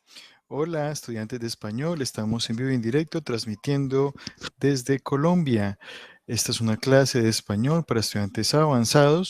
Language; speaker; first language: Spanish; native; Spanish